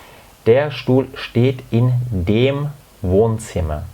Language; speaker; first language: German; non-native, fluent; Spanish